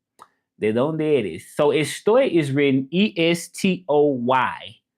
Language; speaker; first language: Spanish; non-native, fluent; English